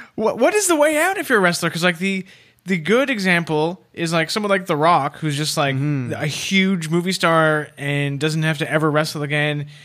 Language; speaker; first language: English; native; English